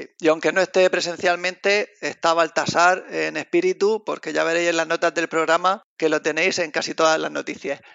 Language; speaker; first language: Spanish; native; Spanish